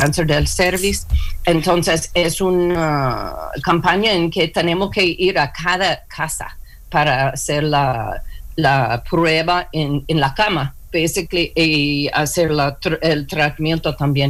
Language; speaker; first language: Spanish; non-native, learner; English